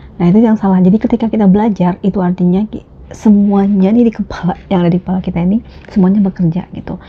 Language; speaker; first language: Indonesian; native; Indonesian